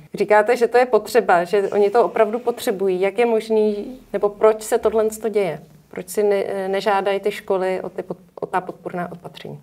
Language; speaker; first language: Czech; native; Czech